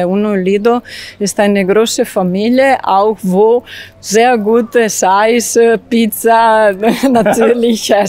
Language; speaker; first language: German; non-native, learner; Italian